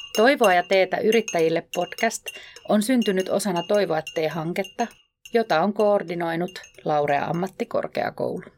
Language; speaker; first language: Finnish; native; Finnish